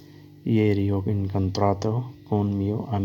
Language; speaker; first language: Italian; non-native, learner; Urdu